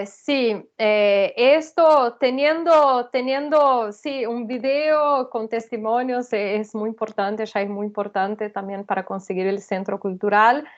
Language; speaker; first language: Spanish; non-native, fluent; Portuguese